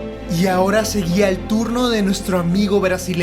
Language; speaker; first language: Spanish; native; Spanish